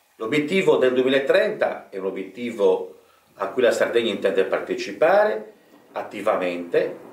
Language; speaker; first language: Italian; native; Italian